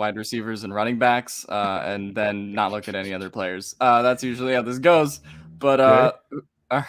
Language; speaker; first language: English; native; English